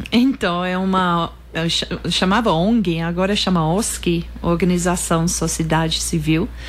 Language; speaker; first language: Portuguese; non-native, fluent; English